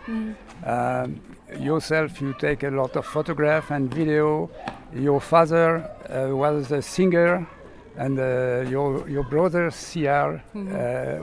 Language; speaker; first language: English; non-native, fluent; French